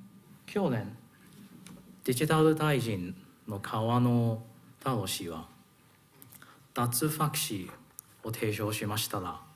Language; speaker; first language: Japanese; non-native, learner; Cantonese